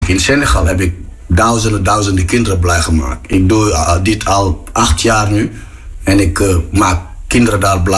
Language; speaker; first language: Dutch; non-native, fluent; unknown